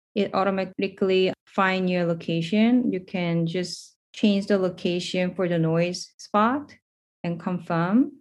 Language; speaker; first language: English; non-native, fluent; Korean